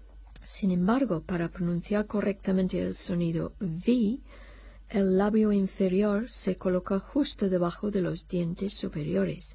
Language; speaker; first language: Spanish; non-native, fluent; English